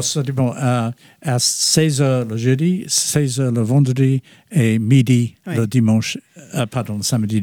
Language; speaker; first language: French; non-native, fluent; English